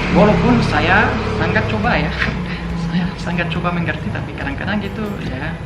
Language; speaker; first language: Indonesian; non-native, fluent; French